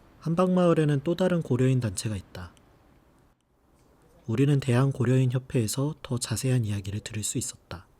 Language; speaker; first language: Korean; native; Korean